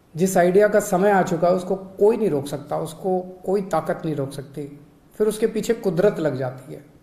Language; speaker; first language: Hindi; native; Hindi